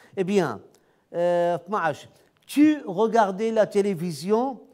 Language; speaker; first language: French; non-native, fluent; Arabic